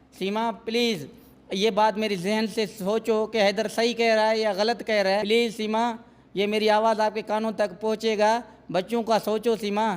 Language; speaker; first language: Urdu; non-native, local second language; Saraiki